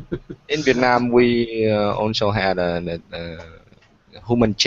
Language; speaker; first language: English; non-native, learner; Vietnamese